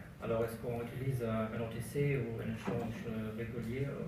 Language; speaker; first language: French; non-native, learner; German